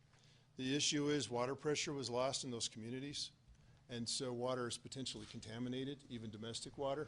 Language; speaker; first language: English; native; English